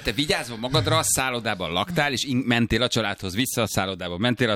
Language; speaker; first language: Hungarian; native; Hungarian